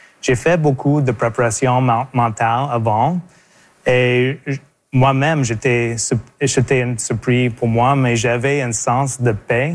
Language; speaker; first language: French; non-native, local second language; English